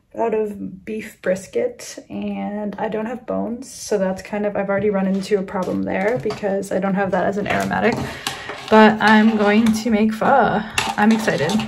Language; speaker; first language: English; native; English